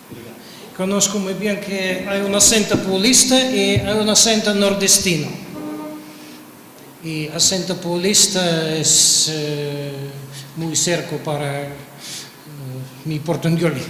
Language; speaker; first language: Spanish; non-native, fluent; Russian